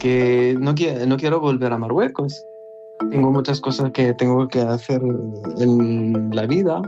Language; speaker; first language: Spanish; non-native, learner; Arabic